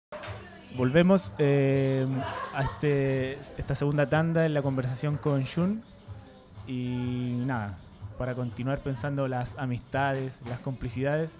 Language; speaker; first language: Spanish; native; Spanish